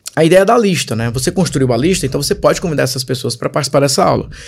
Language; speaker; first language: Portuguese; native; Portuguese